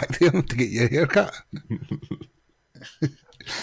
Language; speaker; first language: English; native; English